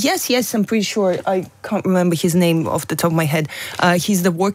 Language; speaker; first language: English; non-native, fluent; Russian